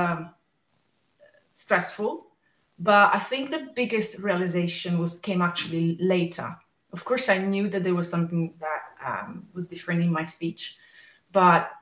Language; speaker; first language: English; non-native, fluent; Italian